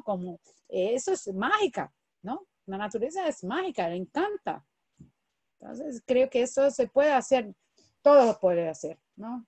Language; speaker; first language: Spanish; non-native, fluent; Portuguese